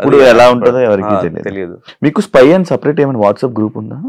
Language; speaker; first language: Telugu; native; Telugu